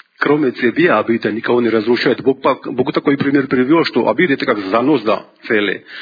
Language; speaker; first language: Russian; non-native, local second language; Georgian